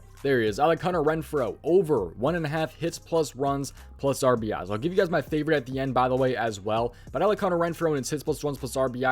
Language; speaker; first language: English; native; English